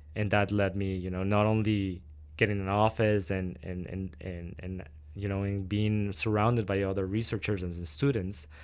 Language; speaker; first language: English; non-native, fluent; Spanish